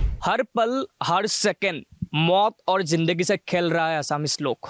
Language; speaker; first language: Hindi; non-native, local second language; Assamese